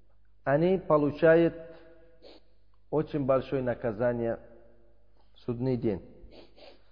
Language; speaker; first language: Russian; non-native, learner; Uzbek